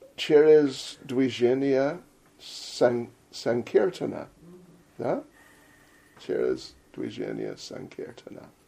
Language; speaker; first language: Russian; non-native, learner; English